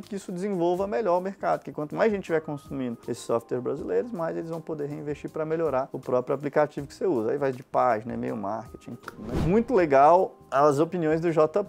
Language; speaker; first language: Portuguese; native; Portuguese